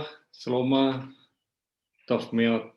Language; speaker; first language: Hebrew; non-native, learner; Indonesian